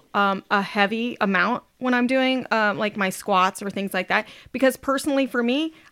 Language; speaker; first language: English; native; English